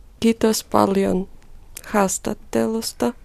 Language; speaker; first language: Finnish; non-native, learner; Russian